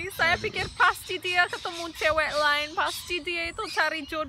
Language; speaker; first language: Indonesian; non-native, fluent; English